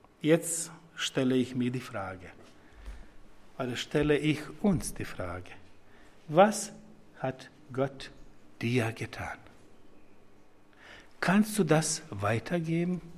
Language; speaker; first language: German; non-native, fluent; Serbian